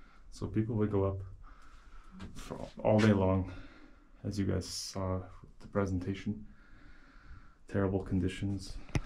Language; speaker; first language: English; native; English